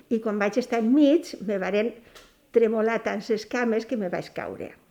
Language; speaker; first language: Catalan; native; Catalan